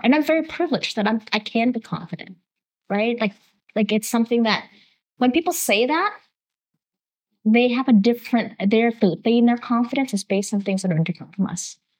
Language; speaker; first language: English; early bilingual, other home language; Vietnamese